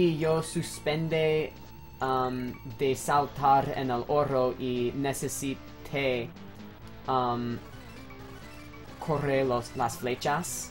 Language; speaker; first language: Spanish; non-native, learner; English